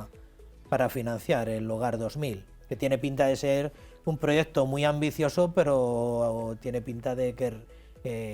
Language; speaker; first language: Spanish; native; Spanish